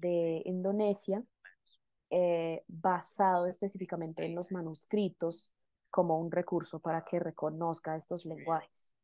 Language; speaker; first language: Spanish; non-native, fluent; Indonesian